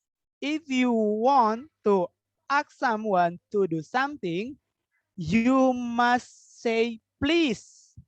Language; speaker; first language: English; non-native, fluent; Indonesian